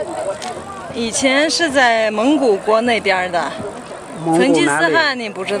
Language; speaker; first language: Chinese; non-native, local second language; Mongolian